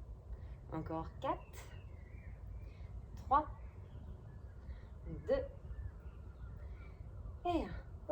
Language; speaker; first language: French; native; French